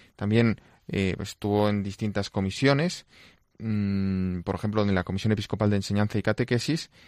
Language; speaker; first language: Spanish; non-native, local second language; Catalan